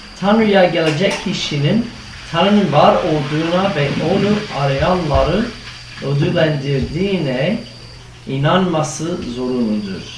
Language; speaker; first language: Turkish; non-native, fluent; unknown